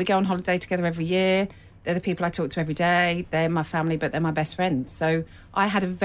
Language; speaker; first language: English; native; English